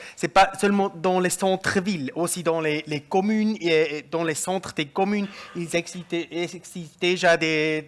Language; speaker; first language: French; non-native, local second language; German